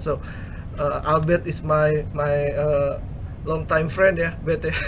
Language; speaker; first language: English; non-native, learner; Indonesian